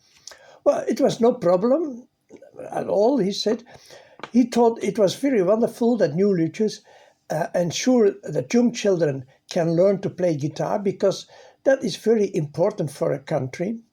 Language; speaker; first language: English; non-native, fluent; Dutch